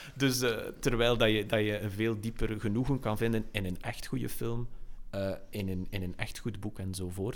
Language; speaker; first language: Dutch; native; Dutch